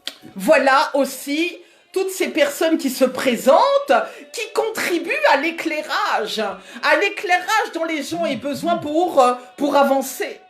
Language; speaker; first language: French; native; French